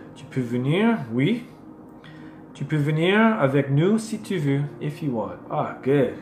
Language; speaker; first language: French; non-native, learner; English